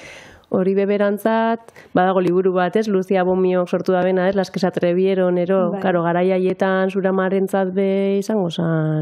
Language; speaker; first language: Basque; native; Basque